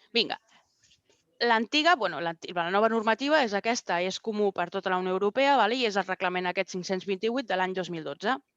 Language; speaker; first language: Catalan; non-native, local second language; Spanish